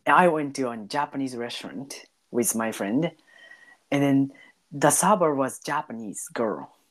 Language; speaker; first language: English; non-native, learner; Japanese